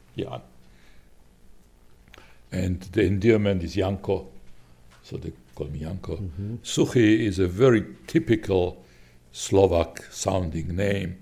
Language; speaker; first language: English; non-native, fluent; Slovak